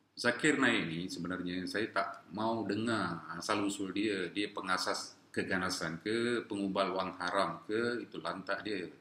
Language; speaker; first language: Malay; non-native, local second language; Tamil